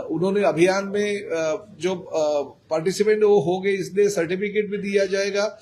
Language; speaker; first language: Hindi; non-native, local second language; Marathi